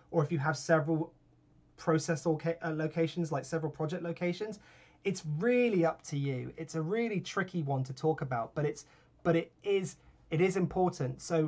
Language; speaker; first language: English; native; English